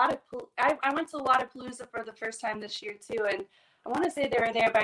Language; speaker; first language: English; native; English